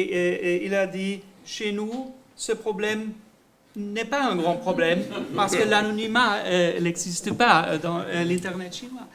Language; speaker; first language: French; non-native, fluent; German